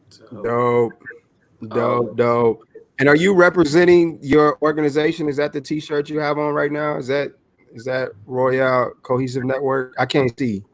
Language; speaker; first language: English; native; English